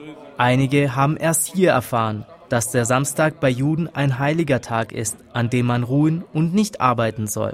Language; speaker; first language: German; native; German